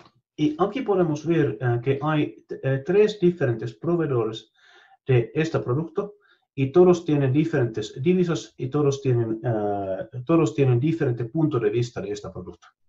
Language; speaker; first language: Spanish; non-native, fluent; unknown